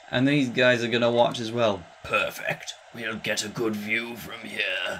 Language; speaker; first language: English; native; English